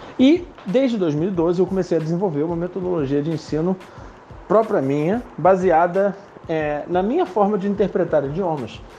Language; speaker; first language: Portuguese; non-native, local second language; Spanish